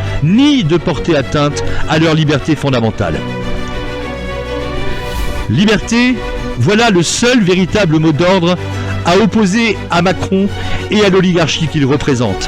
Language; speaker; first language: French; native; French